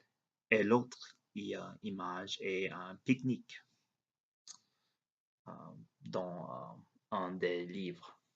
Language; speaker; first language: French; non-native, learner; English